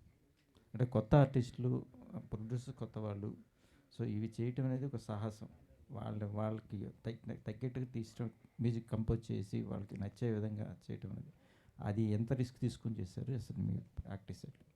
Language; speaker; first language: Telugu; native; Telugu